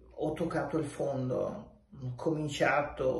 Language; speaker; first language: Italian; non-native, local second language; Spanish